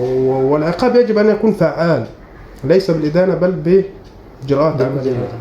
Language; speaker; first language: Arabic; native; Arabic